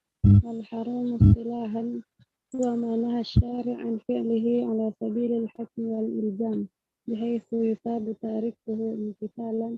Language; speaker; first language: Arabic; non-native, learner; Indonesian